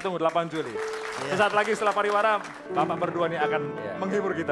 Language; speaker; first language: Indonesian; native; Indonesian